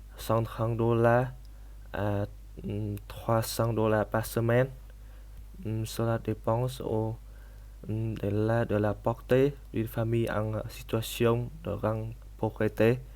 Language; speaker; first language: French; non-native, learner; Vietnamese